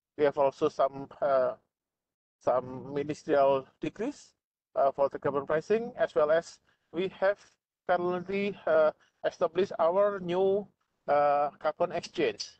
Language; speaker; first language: English; non-native, fluent; Indonesian